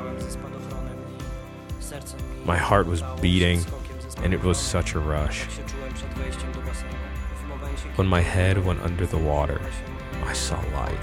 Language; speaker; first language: English; non-native, fluent; Polish